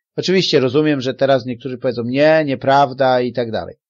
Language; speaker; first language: Polish; native; Polish